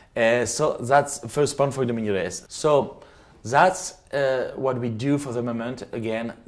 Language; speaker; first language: English; non-native, fluent; French